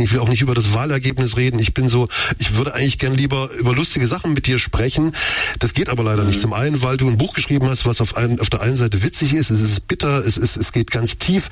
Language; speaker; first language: German; native; German